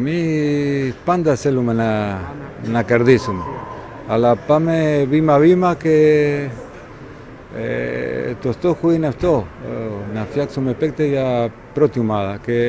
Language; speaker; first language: Greek; non-native, learner; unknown